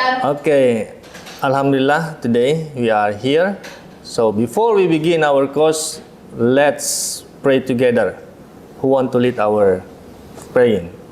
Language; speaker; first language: English; non-native, fluent; Indonesian